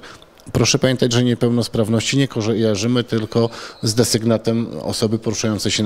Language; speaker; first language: Polish; native; Polish